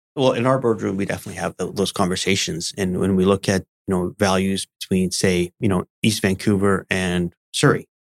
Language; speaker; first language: English; early bilingual, other home language; Arabic